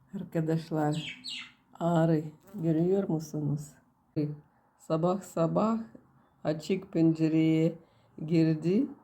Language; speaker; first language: Turkish; non-native, learner; Russian